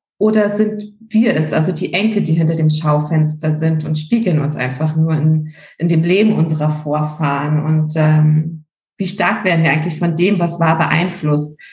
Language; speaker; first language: German; native; German